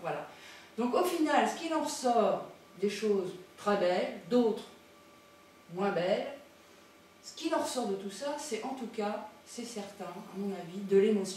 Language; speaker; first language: French; native; French